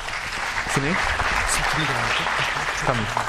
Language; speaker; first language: Turkish; native; Turkish